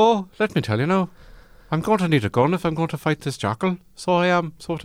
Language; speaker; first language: English; native; English